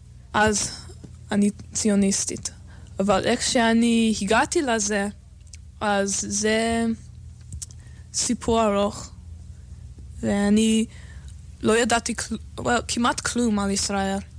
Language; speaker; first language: Hebrew; non-native, learner; English